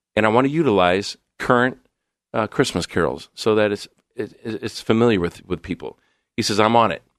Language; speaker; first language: English; native; English